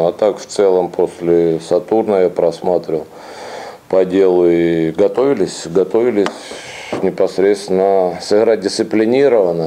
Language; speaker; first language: Russian; native; Russian